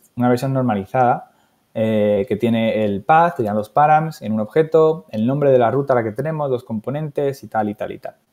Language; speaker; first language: Spanish; native; Spanish